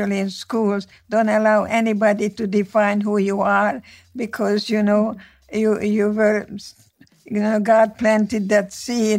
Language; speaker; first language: English; non-native, fluent; Hungarian